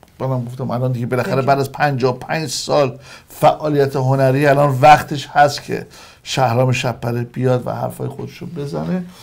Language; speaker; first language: Persian; native; Persian